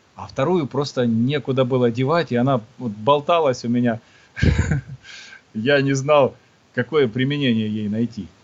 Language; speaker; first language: Russian; native; Russian